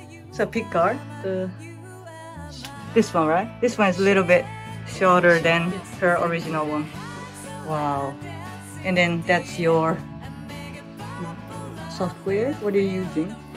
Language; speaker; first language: English; non-native, fluent; Japanese